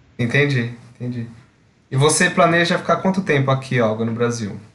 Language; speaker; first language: Portuguese; native; Portuguese